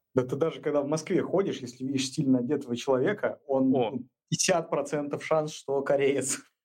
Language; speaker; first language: Russian; native; Russian